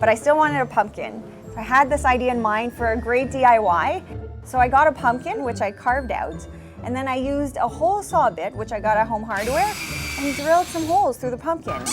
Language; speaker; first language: English; native; English